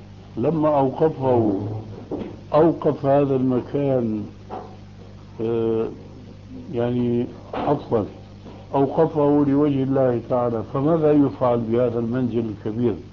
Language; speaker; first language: Arabic; early bilingual, other home language; Albanian